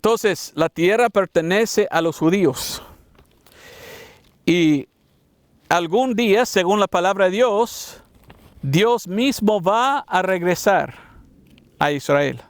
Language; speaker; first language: Spanish; non-native, learner; English